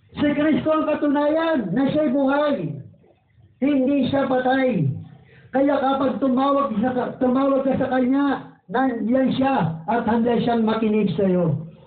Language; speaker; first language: Filipino; non-native, local second language; Waray